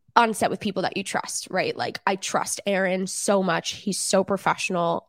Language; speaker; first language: English; native; English